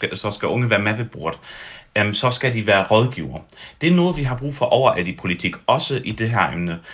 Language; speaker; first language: Danish; early bilingual, heritage; Danish